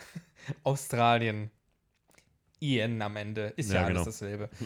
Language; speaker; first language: German; early bilingual, heritage; Polish